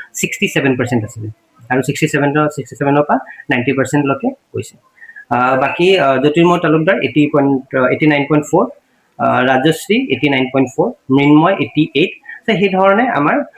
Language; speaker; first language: Assamese; native; Assamese